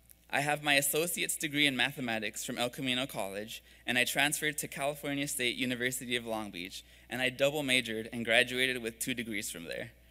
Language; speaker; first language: English; early bilingual, other home language; Spanish